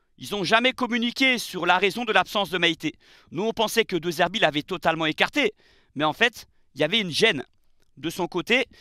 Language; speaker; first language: French; native; French